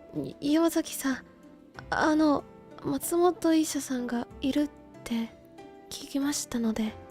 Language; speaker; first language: Japanese; non-native, learner; Vietnamese